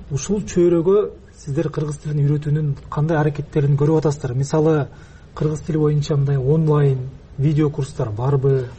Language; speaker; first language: Kyrgyz; native; Kyrgyz